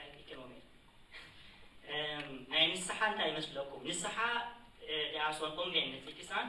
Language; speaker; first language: Norwegian; non-native, fluent; Tigrinya